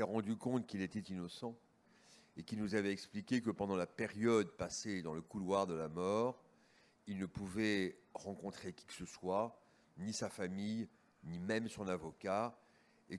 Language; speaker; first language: French; native; French